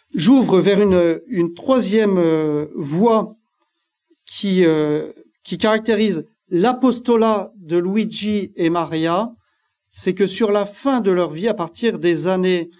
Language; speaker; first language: French; native; French